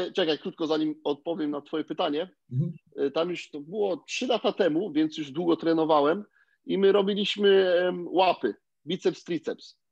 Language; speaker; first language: Polish; early bilingual, heritage; Polish